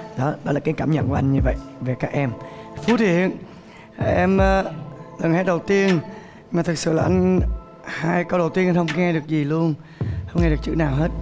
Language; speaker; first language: Vietnamese; native; Vietnamese